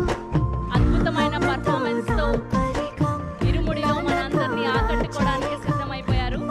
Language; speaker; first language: Telugu; native; Telugu